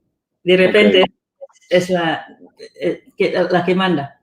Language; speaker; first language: Spanish; non-native, fluent; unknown